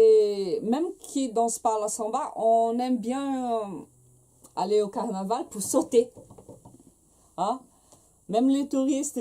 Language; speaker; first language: French; non-native, fluent; Portuguese